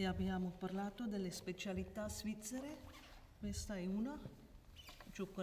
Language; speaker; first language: Italian; non-native, local second language; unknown